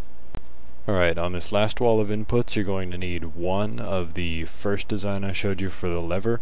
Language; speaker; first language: English; native; English